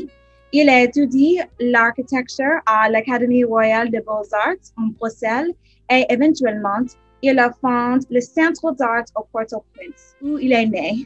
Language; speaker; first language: French; non-native, learner; English